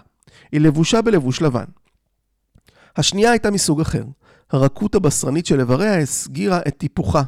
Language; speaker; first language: Hebrew; native; Hebrew